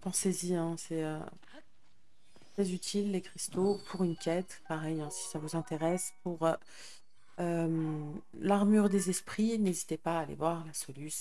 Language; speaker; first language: French; native; French